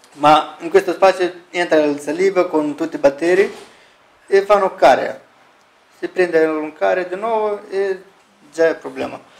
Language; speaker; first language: Italian; non-native, learner; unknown